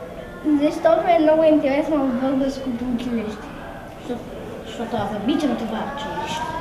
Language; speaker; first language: Bulgarian; early bilingual, heritage; Bulgarian